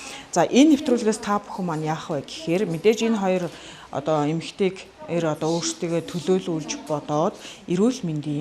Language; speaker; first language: Mongolian; native; Mongolian